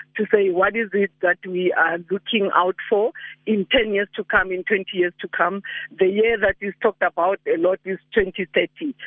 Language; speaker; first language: English; non-native, local second language; Northern Sotho